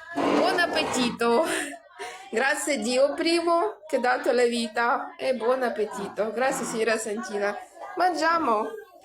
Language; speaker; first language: Italian; non-native, learner; Ukrainian